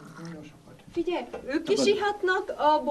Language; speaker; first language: Hungarian; non-native, fluent; Korean